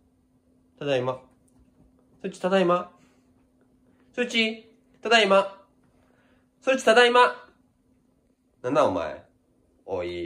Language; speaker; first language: Japanese; native; Japanese